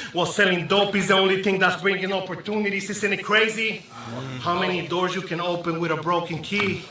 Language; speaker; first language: English; non-native, fluent; Spanish